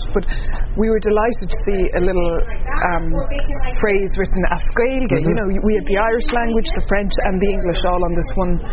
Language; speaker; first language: English; native; English